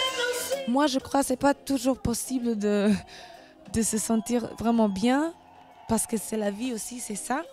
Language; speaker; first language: French; non-native, learner; German